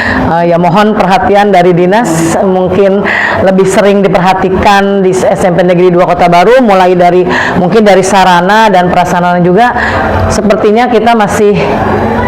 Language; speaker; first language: Indonesian; native; Indonesian